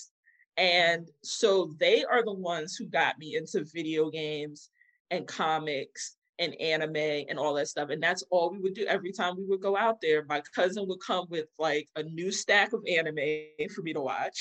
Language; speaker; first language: English; native; English